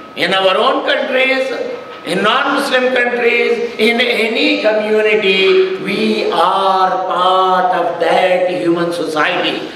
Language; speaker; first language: English; non-native, local second language; Urdu